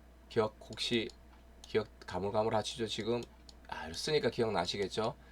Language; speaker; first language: Korean; native; Korean